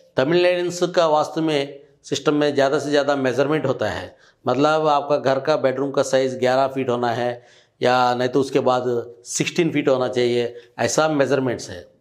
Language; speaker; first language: Hindi; non-native, local second language; Telugu